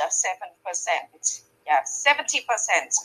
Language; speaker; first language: English; non-native, learner; Vietnamese